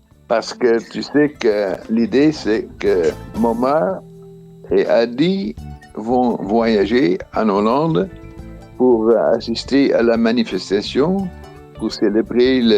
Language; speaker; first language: French; non-native, fluent; Dutch